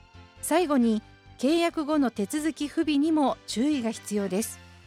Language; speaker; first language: Japanese; native; Japanese